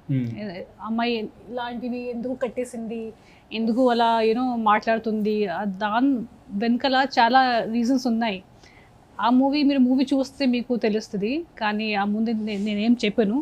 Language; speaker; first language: Telugu; non-native, local second language; Hindi